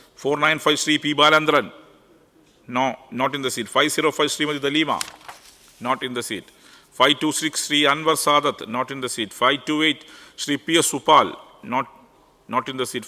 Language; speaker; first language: English; non-native, local second language; Malayalam